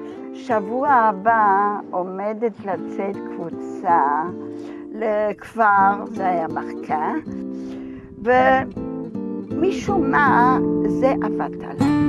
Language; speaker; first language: Hebrew; non-native, fluent; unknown